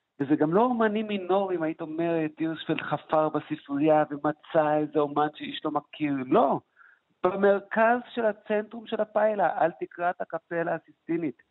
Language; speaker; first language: Hebrew; native; Hebrew